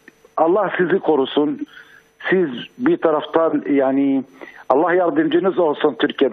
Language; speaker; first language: Turkish; non-native, fluent; Arabic